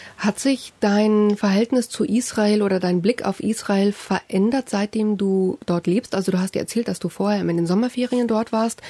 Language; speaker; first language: German; native; German